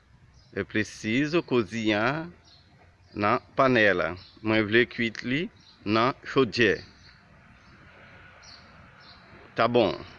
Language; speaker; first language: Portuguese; non-native, learner; Haitian Creole